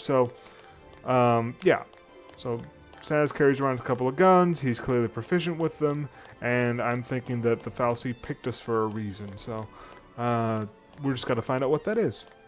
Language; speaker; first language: English; native; English